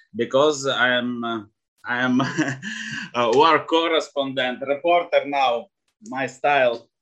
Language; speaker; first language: English; non-native, learner; Ukrainian